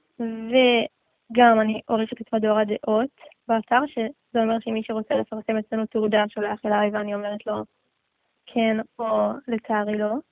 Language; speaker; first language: Hebrew; native; Hebrew